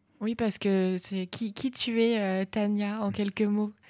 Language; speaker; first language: French; native; French